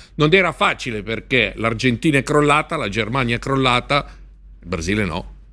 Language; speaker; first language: Italian; native; Italian